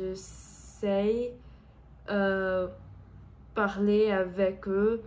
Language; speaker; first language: French; non-native, learner; Portuguese